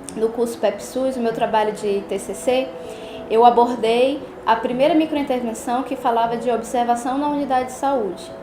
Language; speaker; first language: Portuguese; native; Portuguese